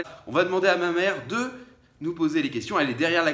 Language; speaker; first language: French; native; French